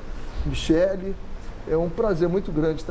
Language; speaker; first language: Portuguese; native; Portuguese